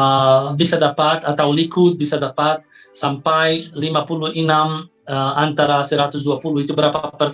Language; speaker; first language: Indonesian; non-native, fluent; Arabic